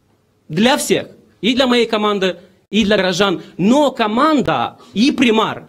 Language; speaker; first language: Russian; non-native, local second language; Romanian